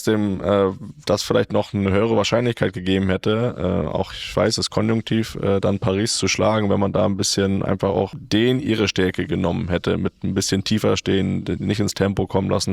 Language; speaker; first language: German; native; German